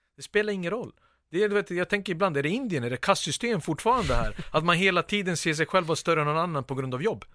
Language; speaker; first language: Swedish; early bilingual, other home language; Bosnian